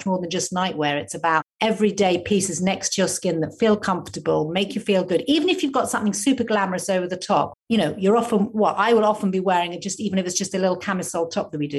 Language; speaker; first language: English; native; English